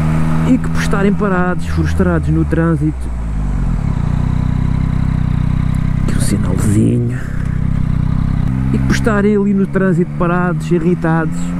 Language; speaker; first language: Portuguese; native; Portuguese